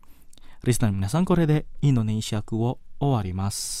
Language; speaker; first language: Japanese; non-native, fluent; Indonesian